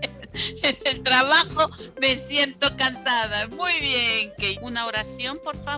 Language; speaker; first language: Spanish; non-native, fluent; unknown